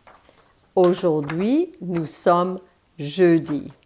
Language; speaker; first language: French; non-native, fluent; English